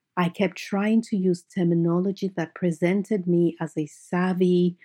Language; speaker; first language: English; non-native, local second language; Yoruba